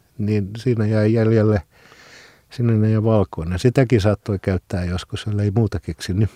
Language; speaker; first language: Finnish; non-native, local second language; Swedish